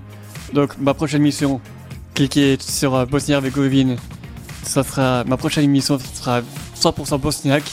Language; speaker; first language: French; native; French